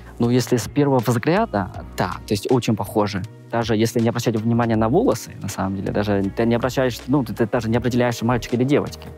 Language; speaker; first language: Russian; non-native, fluent; Chinese